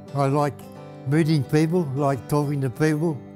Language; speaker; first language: English; native; English